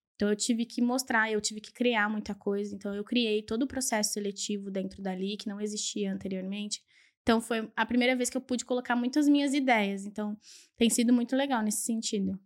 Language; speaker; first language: Portuguese; early bilingual, other home language; Spanish